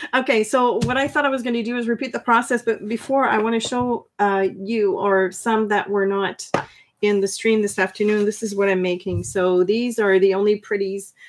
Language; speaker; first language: English; non-native, fluent; French